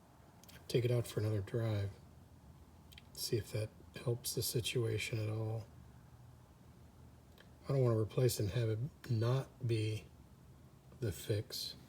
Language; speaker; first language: English; native; English